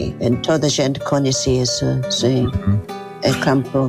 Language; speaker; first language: Portuguese; non-native, fluent; English